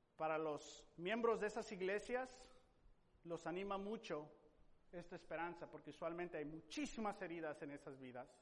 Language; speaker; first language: Spanish; non-native, fluent; English